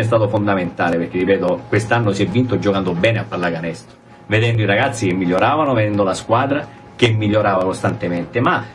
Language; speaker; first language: Italian; native; Italian